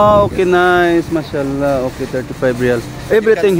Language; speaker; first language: English; non-native, learner; Filipino